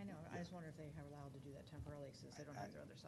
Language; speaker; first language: English; native; English